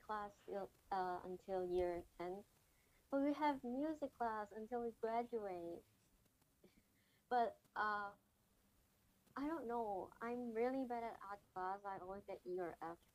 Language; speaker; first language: English; non-native, local second language; Cantonese